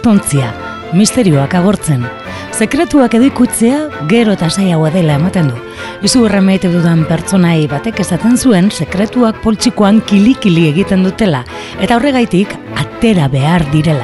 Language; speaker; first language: Basque; native; Basque